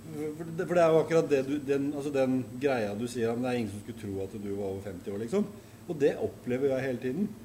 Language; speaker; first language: Norwegian; native; Norwegian